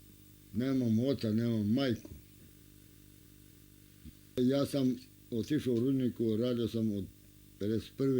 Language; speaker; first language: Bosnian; non-native, local second language; Romanian